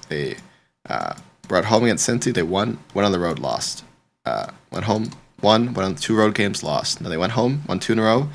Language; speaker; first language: English; native; English